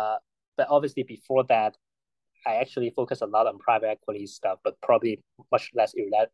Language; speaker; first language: English; non-native, local second language; Cantonese